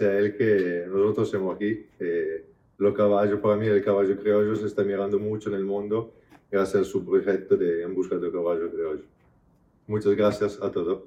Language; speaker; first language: Spanish; non-native, fluent; Italian